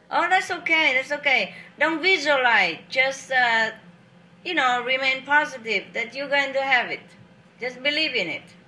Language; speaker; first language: English; non-native, fluent; Vietnamese